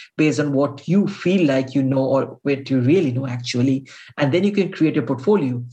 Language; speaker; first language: English; non-native, local second language; Bangla